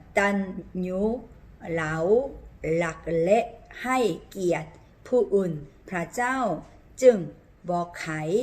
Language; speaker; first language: Thai; non-native, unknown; Korean